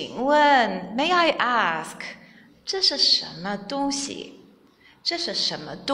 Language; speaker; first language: Chinese; non-native, fluent; Croatian